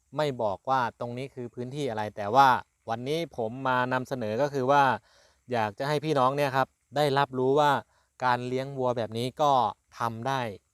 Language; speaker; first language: Thai; native; Thai